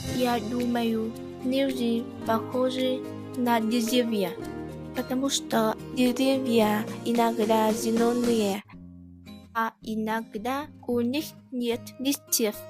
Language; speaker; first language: Russian; non-native, learner; Vietnamese